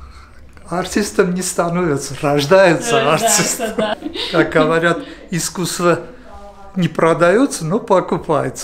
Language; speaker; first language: Russian; non-native, local second language; Armenian